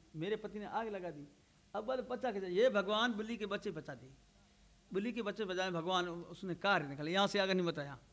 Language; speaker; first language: Hindi; non-native, local second language; Rajasthani